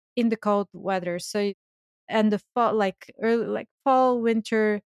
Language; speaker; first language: English; non-native, fluent; Bulgarian